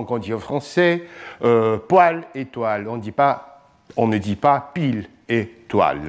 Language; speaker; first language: French; non-native, fluent; English